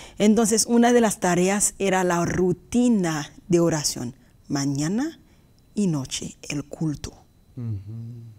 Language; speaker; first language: Spanish; non-native, fluent; Haitian Creole